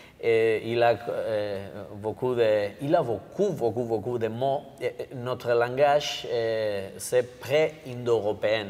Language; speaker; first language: French; non-native, learner; Basque